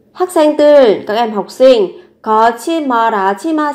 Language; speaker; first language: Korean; non-native, fluent; Vietnamese